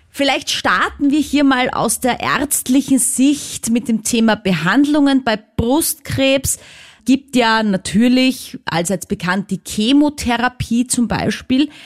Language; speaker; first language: German; native; German